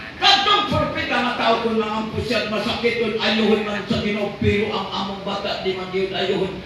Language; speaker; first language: Cebuano; non-native, local second language; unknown